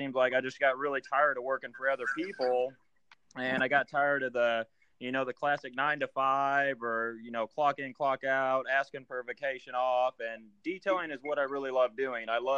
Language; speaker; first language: English; native; English